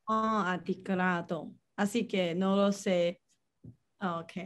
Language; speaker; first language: Spanish; non-native, learner; Chinese